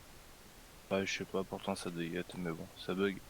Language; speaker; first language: French; native; French